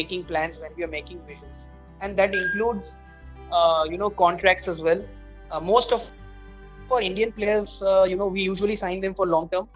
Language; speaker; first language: English; non-native, local second language; Bangla